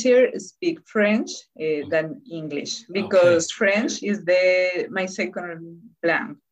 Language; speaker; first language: English; non-native, learner; Spanish